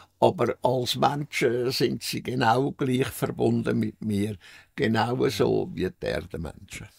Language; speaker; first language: German; native; German